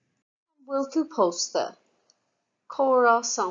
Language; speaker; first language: Irish; non-native, fluent; English